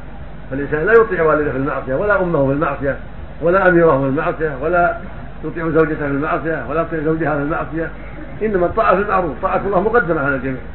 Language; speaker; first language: Arabic; native; Arabic